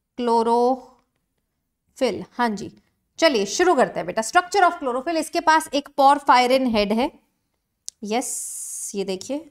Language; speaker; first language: Hindi; native; Hindi